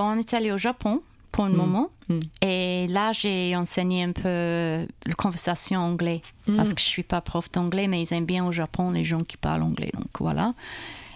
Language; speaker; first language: French; non-native, fluent; English